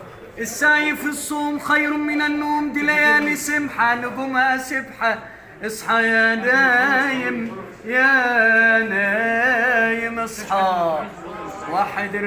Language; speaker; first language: Arabic; native; Arabic